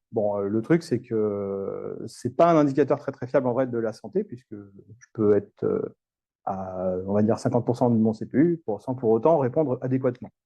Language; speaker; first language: French; native; French